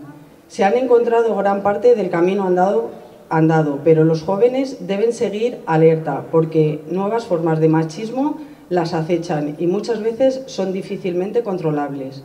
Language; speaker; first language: Spanish; native; Spanish